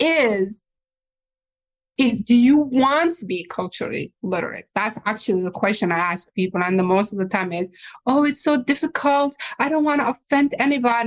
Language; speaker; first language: English; non-native, fluent; Somali